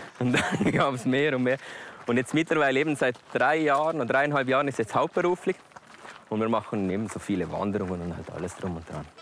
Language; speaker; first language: German; native; German